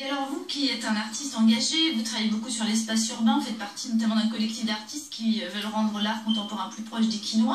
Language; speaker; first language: French; native; French